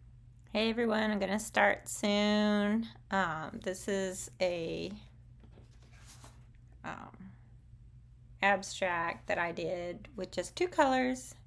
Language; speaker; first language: English; native; English